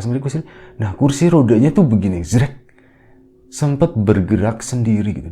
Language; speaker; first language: Indonesian; native; Indonesian